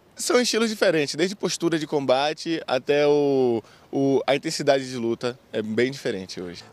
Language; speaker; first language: Portuguese; native; Portuguese